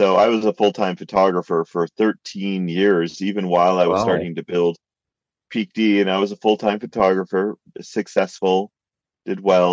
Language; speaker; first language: English; native; English